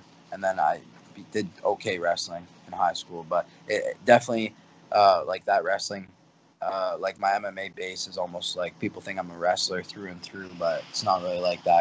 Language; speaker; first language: English; native; English